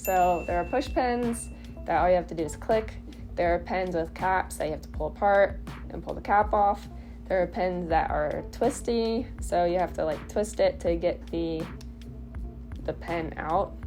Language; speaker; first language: English; native; English